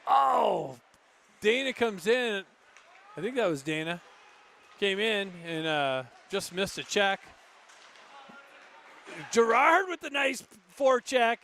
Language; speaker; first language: English; native; English